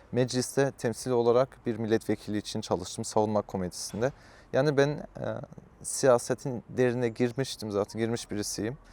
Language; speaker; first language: Turkish; early bilingual, heritage; Turkish